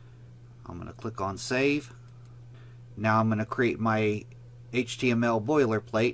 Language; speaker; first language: English; native; English